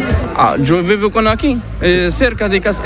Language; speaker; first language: Spanish; non-native, learner; Arabic